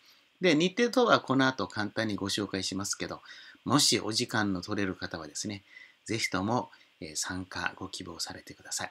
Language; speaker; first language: Japanese; native; Japanese